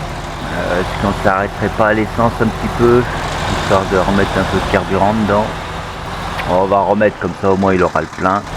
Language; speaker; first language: French; native; French